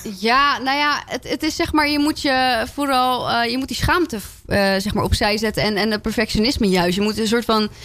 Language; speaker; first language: Dutch; early bilingual, other home language; French